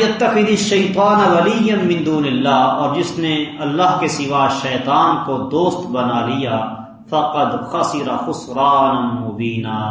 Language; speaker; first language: Urdu; native; Urdu